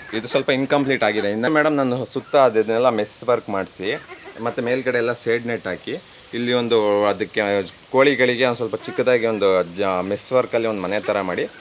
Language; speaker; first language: Kannada; native; Kannada